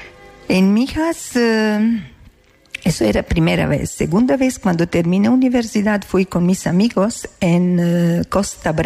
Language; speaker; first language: Spanish; non-native, learner; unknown